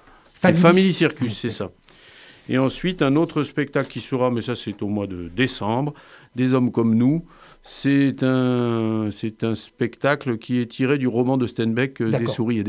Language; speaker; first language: French; native; French